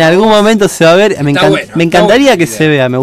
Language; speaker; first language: Spanish; native; Spanish